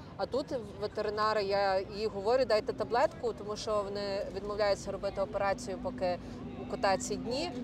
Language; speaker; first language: Ukrainian; non-native, local second language; Russian